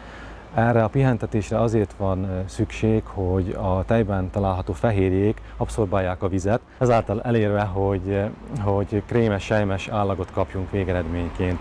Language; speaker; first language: Hungarian; native; Hungarian